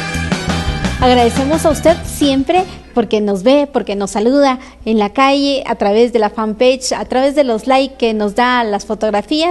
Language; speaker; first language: Spanish; native; Spanish